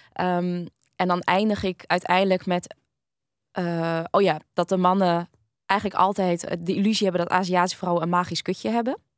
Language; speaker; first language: Dutch; early bilingual, other home language; Vietnamese